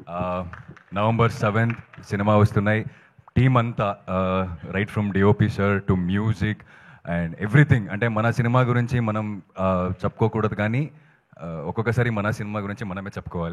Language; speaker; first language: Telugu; non-native, fluent; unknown